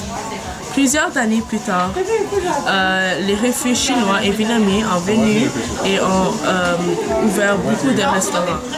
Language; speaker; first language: French; non-native, local second language; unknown